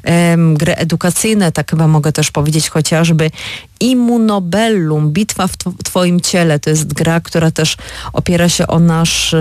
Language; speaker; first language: Polish; native; Polish